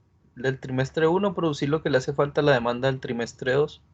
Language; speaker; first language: Spanish; native; Spanish